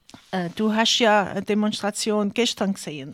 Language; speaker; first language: German; native; German